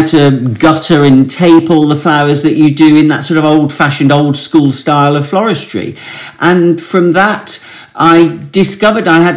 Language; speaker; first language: English; native; English